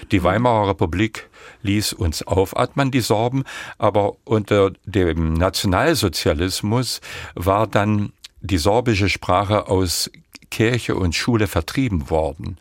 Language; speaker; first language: German; non-native, local second language; Upper Sorbian